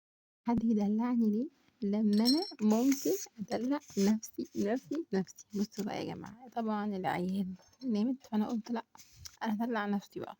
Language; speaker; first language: Arabic; native; Arabic